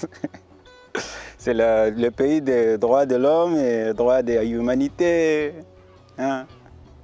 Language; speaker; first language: French; non-native, learner; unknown